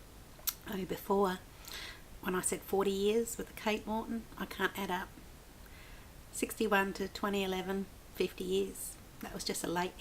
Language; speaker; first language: English; native; English